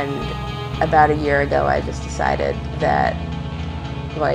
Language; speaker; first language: English; native; English